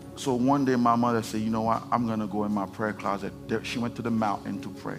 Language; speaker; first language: English; non-native, fluent; Haitian Creole